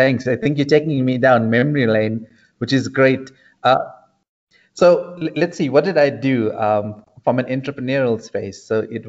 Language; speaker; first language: English; native; English